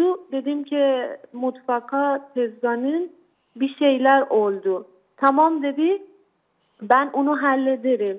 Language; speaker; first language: Turkish; non-native, learner; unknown